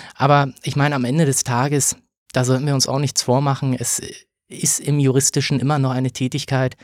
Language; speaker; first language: German; native; German